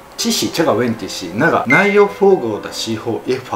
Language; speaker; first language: Chinese; non-native, learner; Japanese